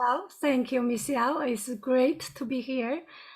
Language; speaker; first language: English; non-native, fluent; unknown